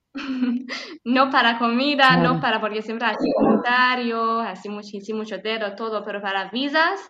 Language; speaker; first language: Spanish; non-native, fluent; Persian